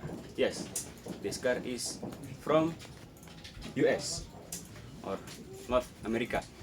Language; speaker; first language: English; non-native, learner; Indonesian